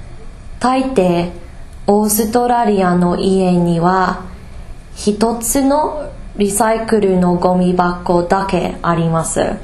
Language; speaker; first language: Japanese; non-native, learner; English